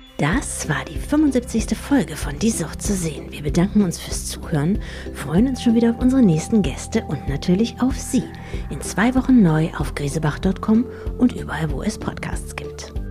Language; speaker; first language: German; native; German